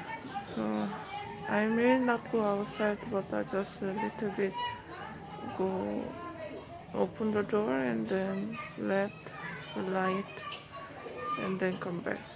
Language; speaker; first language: English; non-native, learner; Korean